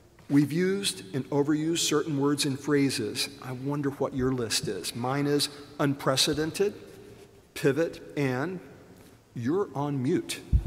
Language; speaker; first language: English; native; English